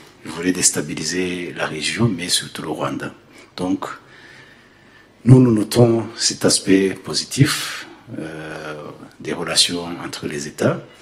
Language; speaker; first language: French; non-native, local second language; Kinyarwanda